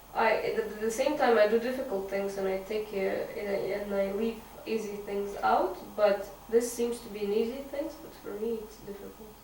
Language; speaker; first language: English; non-native, fluent; Russian